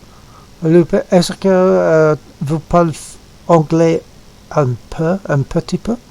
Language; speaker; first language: French; non-native, learner; English